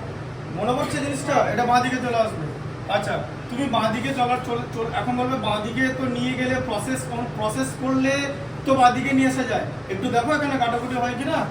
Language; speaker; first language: Bangla; native; Bangla